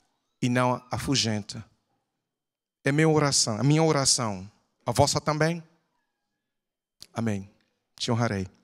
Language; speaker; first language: Portuguese; non-native, fluent; English